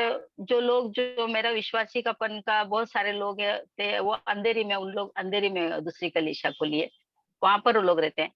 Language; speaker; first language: Hindi; non-native, local second language; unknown